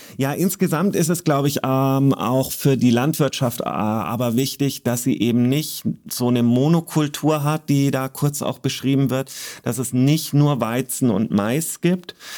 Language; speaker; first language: German; native; German